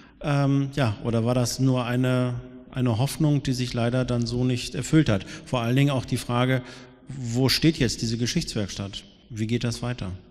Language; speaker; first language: German; native; German